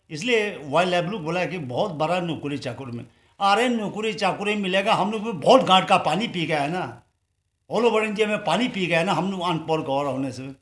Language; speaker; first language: Hindi; non-native, local second language; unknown